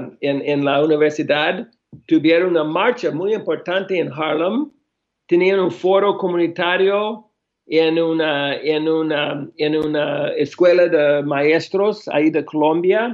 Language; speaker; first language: Spanish; non-native, fluent; English